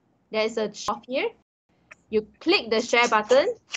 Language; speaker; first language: English; non-native, local second language; Malay